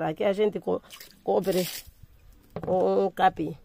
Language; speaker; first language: Portuguese; non-native, local second language; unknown